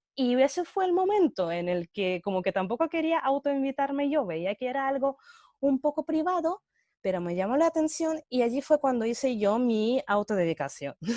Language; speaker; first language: Spanish; early bilingual, other home language; Russian